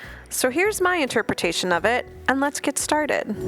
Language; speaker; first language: English; native; English